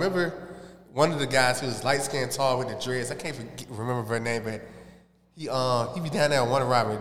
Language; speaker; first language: English; native; English